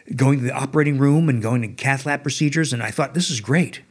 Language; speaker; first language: English; native; English